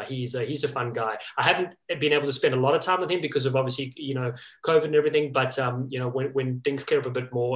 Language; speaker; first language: English; native; English